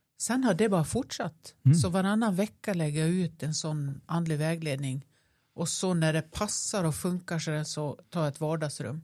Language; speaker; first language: Swedish; native; Swedish